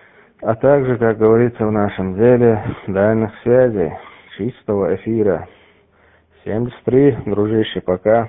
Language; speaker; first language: Russian; native; Russian